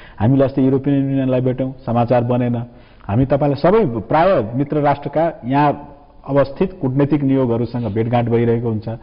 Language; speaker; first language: Nepali; non-native, local second language; Maithili